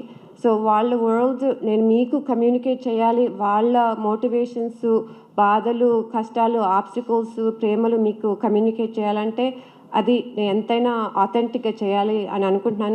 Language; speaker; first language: Telugu; early bilingual, heritage; Telugu